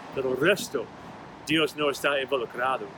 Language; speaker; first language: Spanish; non-native, fluent; English